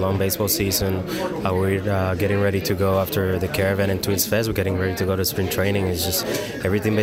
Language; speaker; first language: English; non-native, fluent; Spanish